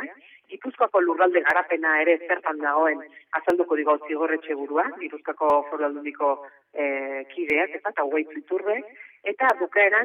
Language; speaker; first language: Basque; native; Basque